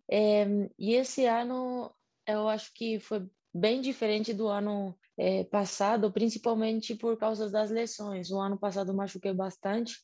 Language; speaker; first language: Portuguese; non-native, fluent; Spanish